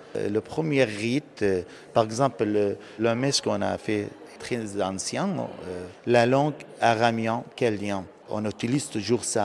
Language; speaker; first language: French; non-native, learner; Aramaic